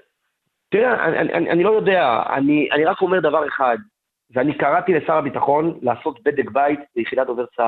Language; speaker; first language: Hebrew; native; Hebrew